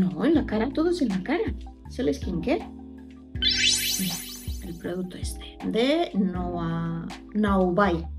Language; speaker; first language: Spanish; native; Spanish